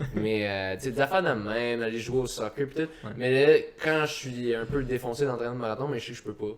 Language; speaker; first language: French; native; French